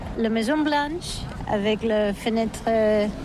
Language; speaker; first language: French; non-native, learner; Catalan